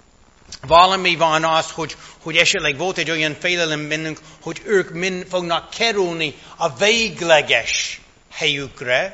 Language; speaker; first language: Hungarian; non-native, fluent; English